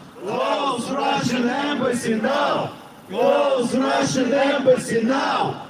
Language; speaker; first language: English; non-native, learner; Ukrainian